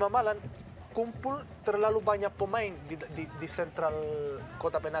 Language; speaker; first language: Indonesian; non-native, fluent; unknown